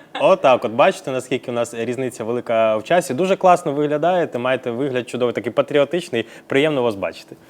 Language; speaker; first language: Ukrainian; native; Ukrainian